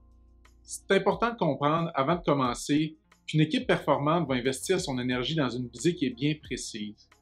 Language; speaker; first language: French; native; French